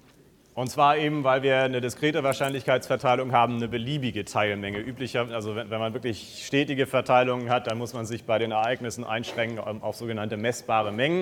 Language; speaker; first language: German; native; German